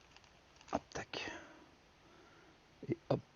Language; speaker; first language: French; native; French